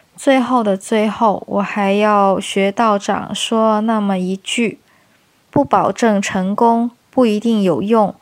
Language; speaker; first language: Chinese; native; Chinese